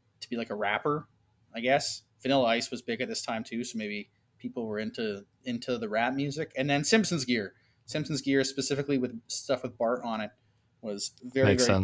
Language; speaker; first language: English; native; English